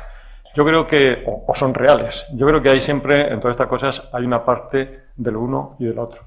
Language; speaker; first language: Spanish; native; Spanish